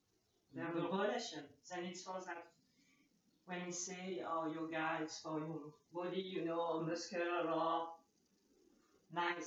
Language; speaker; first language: English; non-native, learner; French